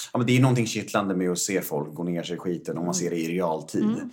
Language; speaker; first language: Swedish; native; Swedish